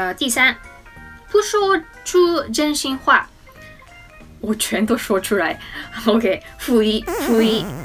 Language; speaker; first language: Chinese; non-native, fluent; Japanese